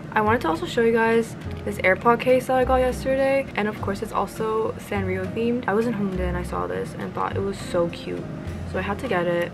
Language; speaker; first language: English; native; English